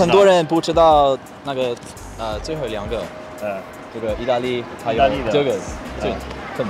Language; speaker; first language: Chinese; non-native, learner; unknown